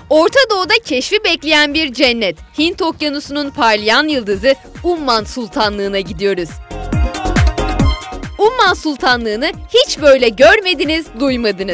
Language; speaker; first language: Turkish; native; Turkish